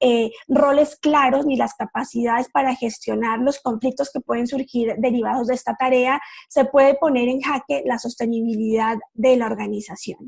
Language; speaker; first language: Spanish; native; Spanish